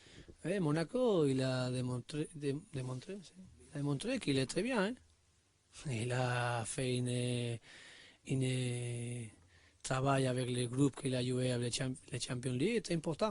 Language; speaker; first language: French; non-native, learner; Spanish